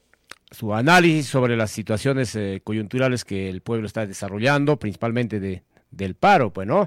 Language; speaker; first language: Spanish; native; Spanish